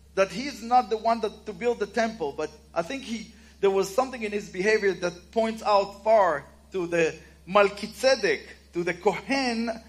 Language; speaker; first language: English; non-native, fluent; Hebrew